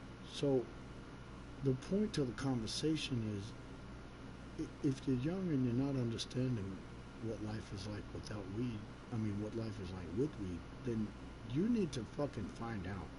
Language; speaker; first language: English; native; English